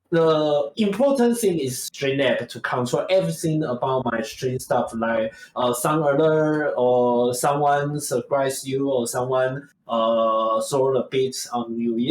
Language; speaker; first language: English; non-native, learner; Chinese